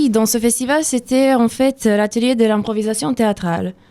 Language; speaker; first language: French; non-native, fluent; Serbian